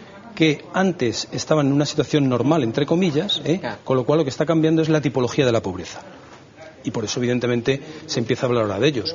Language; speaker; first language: Spanish; native; Spanish